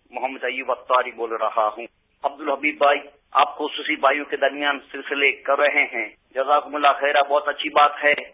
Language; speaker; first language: Urdu; native; Urdu